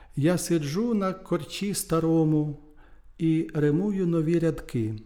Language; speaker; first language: Ukrainian; native; Ukrainian